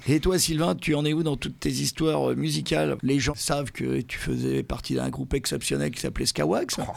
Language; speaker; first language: French; native; French